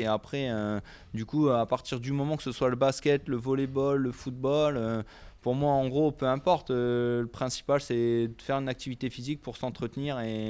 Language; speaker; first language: French; native; French